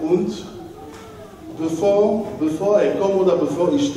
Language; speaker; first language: German; non-native, learner; French